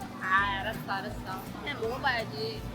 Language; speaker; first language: Korean; non-native, fluent; Russian